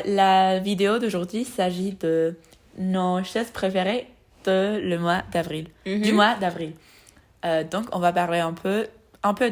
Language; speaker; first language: French; non-native, learner; Spanish